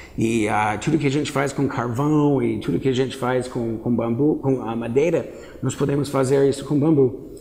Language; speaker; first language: Portuguese; non-native, fluent; English